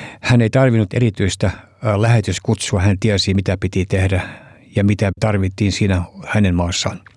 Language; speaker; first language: Finnish; early bilingual, heritage; Finnish